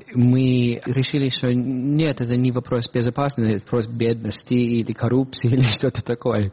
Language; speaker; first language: Russian; non-native, fluent; English